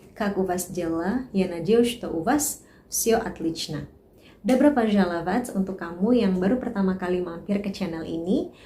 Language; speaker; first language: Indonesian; native; Indonesian